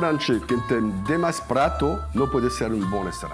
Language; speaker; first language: Portuguese; non-native, learner; French